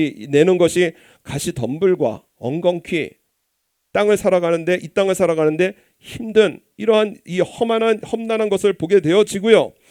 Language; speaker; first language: Korean; native; Korean